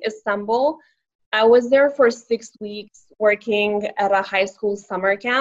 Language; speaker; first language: English; non-native, fluent; Lithuanian